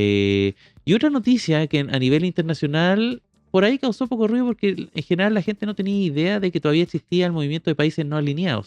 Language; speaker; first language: Spanish; native; Spanish